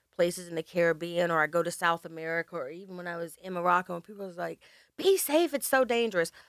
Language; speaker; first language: English; native; English